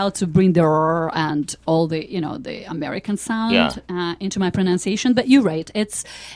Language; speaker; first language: English; non-native, fluent; Ukrainian